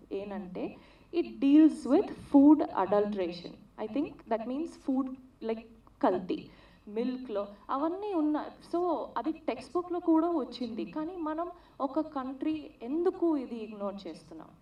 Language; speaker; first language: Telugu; non-native, learner; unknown